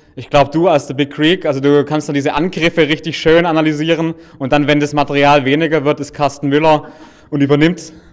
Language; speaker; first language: German; native; German